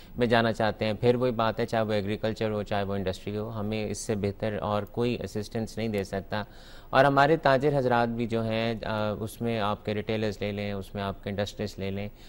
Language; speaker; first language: Urdu; native; Urdu